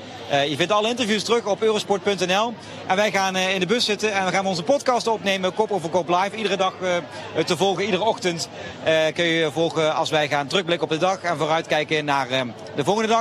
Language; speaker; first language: Dutch; native; Dutch